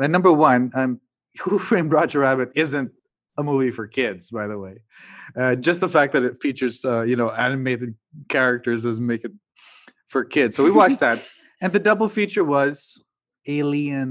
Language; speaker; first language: English; non-native, local second language; Cebuano